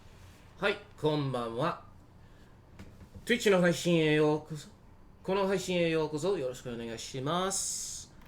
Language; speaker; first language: Japanese; non-native, learner; English